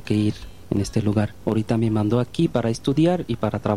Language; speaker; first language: Spanish; non-native, learner; Bangla